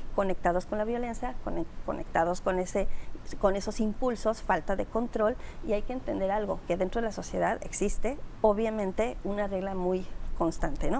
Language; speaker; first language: Spanish; native; Spanish